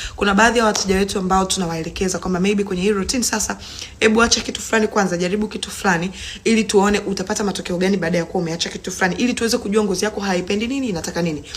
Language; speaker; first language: Swahili; native; Swahili